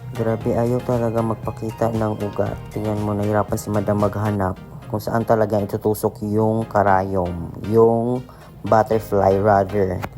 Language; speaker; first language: Filipino; non-native, local second language; Cebuano